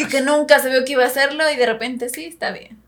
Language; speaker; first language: Spanish; native; Spanish